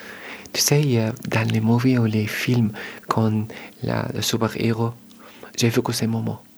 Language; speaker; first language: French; non-native, learner; Arabic